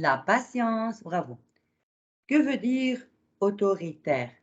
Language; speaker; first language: French; non-native, fluent; Arabic